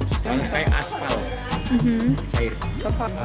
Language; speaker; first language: Indonesian; non-native, local second language; Balinese